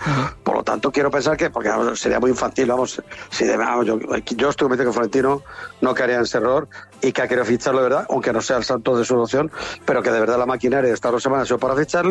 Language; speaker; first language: Spanish; native; Spanish